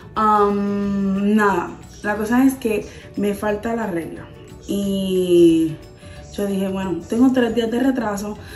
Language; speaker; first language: Spanish; early bilingual, heritage; Spanish